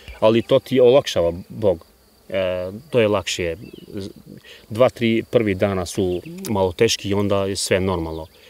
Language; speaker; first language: Bosnian; non-native, local second language; Albanian